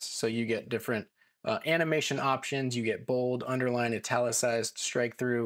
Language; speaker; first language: English; native; English